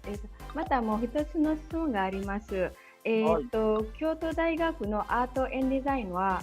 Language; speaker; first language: Japanese; non-native, fluent; Indonesian